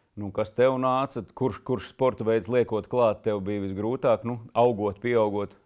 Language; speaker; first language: Latvian; native; Latvian